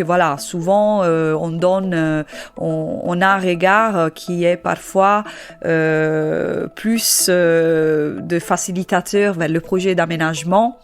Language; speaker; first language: French; native; French